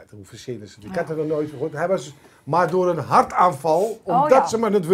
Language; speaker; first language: Dutch; native; Dutch